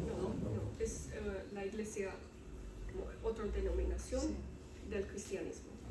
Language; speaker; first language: Spanish; non-native, learner; Romanian